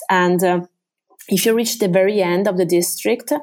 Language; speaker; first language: English; non-native, fluent; Italian